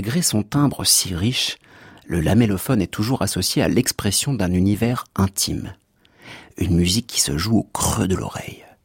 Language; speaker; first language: French; native; French